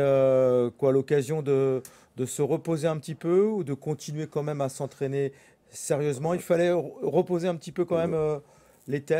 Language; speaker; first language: French; native; French